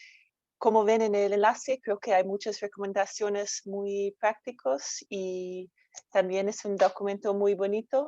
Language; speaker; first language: Spanish; non-native, fluent; English